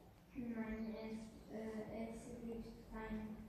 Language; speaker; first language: German; non-native, learner; Croatian